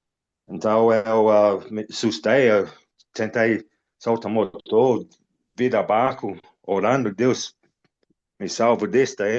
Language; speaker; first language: Portuguese; non-native, fluent; English